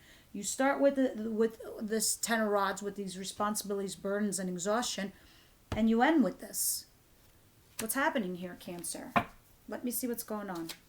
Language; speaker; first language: English; native; English